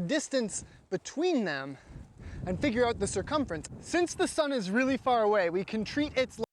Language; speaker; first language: English; native; English